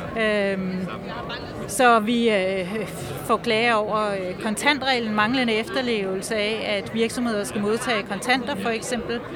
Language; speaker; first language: Danish; native; Danish